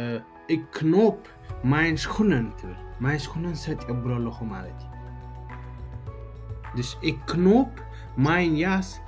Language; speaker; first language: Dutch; non-native, learner; Tigrinya